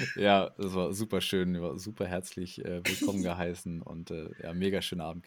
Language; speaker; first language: German; native; German